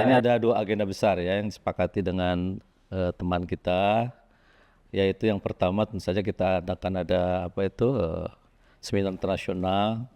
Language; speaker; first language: Indonesian; native; Indonesian